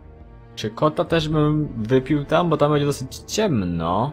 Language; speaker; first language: Polish; native; Polish